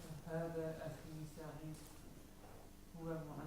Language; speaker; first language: Arabic; non-native, learner; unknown